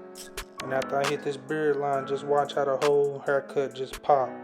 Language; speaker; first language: English; native; English